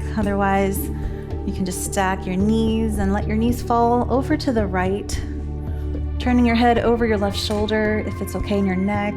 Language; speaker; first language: English; native; English